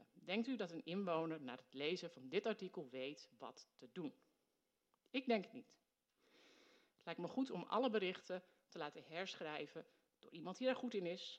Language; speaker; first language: Dutch; native; Dutch